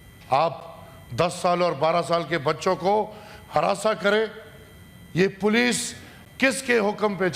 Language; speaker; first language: Urdu; non-native, local second language; Pashto